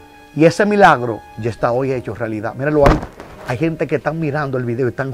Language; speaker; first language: Spanish; native; Spanish